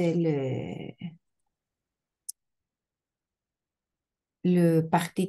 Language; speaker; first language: French; non-native, learner; Spanish